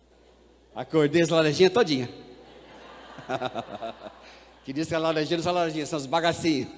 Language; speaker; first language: Portuguese; native; Portuguese